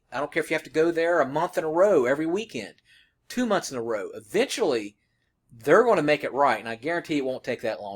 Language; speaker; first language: English; native; English